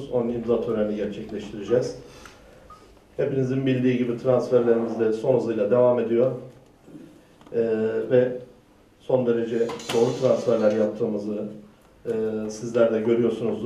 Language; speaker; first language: Turkish; native; Turkish